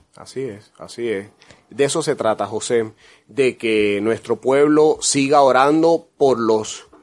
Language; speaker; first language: Spanish; native; Spanish